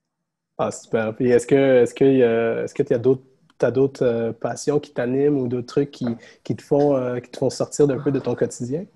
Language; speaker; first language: French; native; French